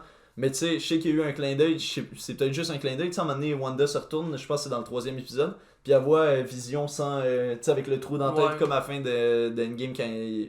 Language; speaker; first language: French; native; French